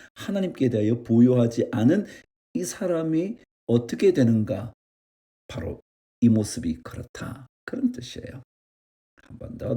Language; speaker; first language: Korean; native; Korean